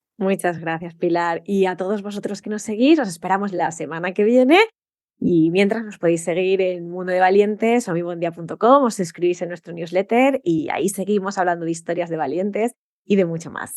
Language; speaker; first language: Spanish; native; Spanish